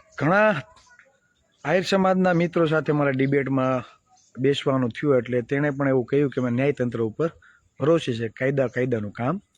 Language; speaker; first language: Gujarati; native; Gujarati